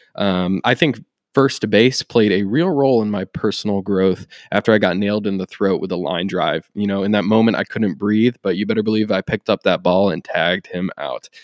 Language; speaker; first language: English; native; English